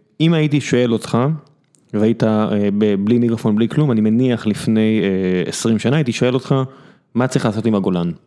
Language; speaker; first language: Hebrew; native; Hebrew